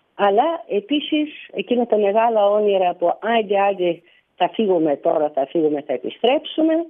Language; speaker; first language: Greek; early bilingual, heritage; Greek